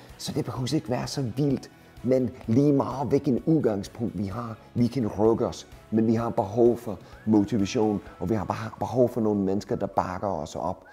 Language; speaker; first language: Danish; non-native, fluent; English